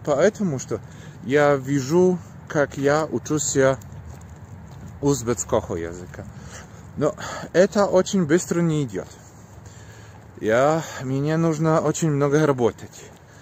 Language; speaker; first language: Russian; non-native, learner; Polish